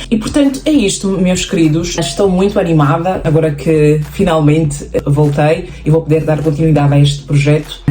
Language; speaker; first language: Portuguese; native; Portuguese